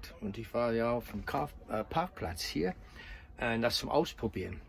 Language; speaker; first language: German; non-native, fluent; English